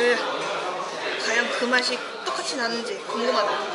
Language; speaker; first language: Korean; native; Korean